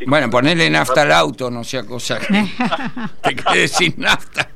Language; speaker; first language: Spanish; native; Spanish